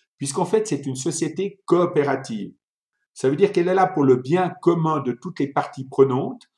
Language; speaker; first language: French; early bilingual, other home language; Italian